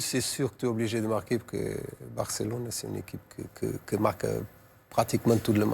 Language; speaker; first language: French; non-native, fluent; Portuguese